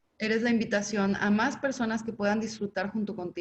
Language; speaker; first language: Spanish; native; Spanish